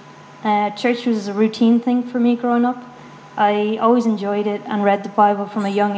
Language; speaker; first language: English; native; English